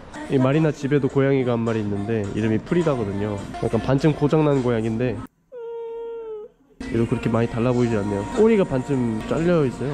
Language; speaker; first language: Korean; native; Korean